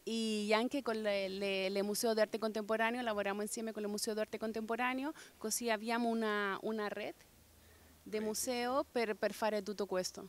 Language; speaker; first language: Italian; non-native, fluent; Spanish